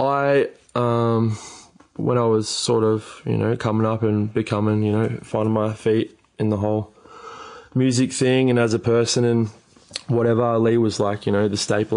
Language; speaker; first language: English; native; English